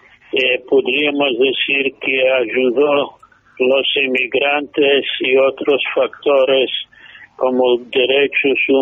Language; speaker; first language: Spanish; non-native, fluent; English